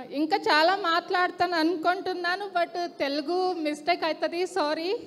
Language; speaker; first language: Telugu; non-native, learner; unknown